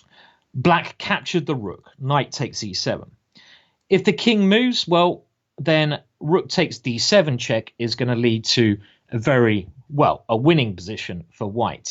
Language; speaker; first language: English; native; English